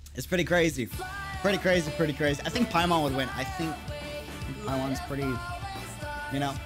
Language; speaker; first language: English; native; English